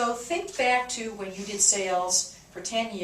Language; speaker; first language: English; native; English